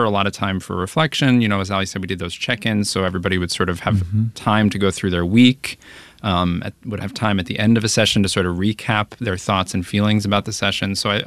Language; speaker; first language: English; native; English